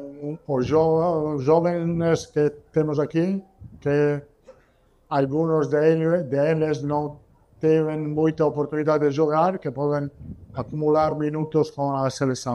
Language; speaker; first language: Portuguese; non-native, learner; Italian